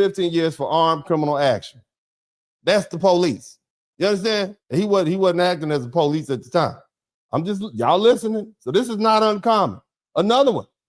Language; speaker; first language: English; native; English